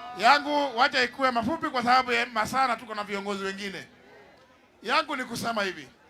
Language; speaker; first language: Swahili; non-native, local second language; Kikuyu